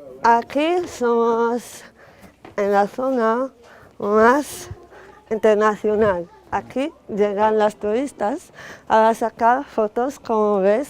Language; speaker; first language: Spanish; non-native, learner; Arabic